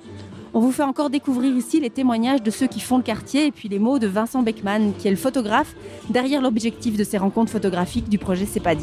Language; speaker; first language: French; native; French